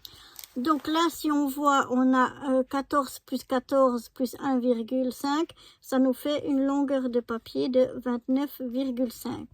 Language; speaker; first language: French; native; French